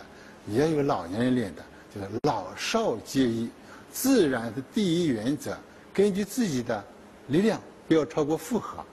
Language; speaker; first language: Chinese; native; Chinese